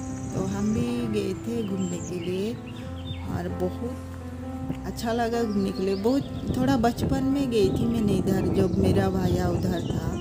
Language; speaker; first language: Hindi; non-native, local second language; Odia